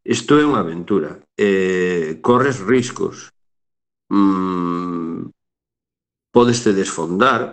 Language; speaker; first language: Galician; native; Galician